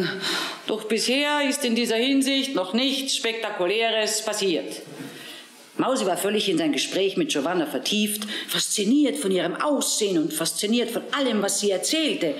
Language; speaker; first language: German; native; German